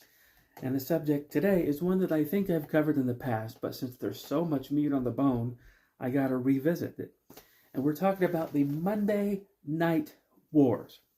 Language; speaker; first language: English; native; English